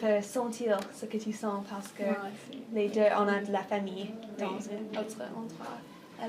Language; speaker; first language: French; non-native, fluent; English